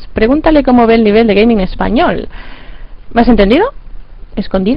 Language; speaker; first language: Spanish; native; Spanish